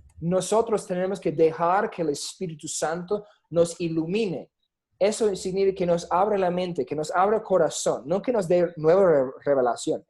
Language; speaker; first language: Spanish; non-native, fluent; English